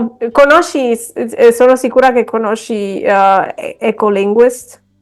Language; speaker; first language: Italian; non-native, fluent; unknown